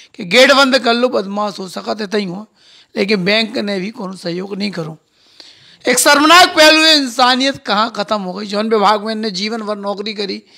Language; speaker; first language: Hindi; native; Hindi